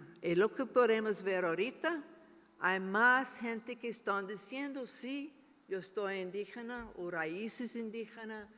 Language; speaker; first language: Spanish; non-native, learner; English